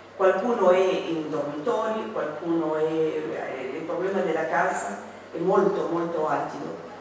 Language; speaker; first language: Italian; non-native, fluent; Spanish